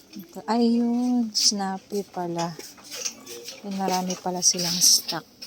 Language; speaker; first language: Filipino; native; Filipino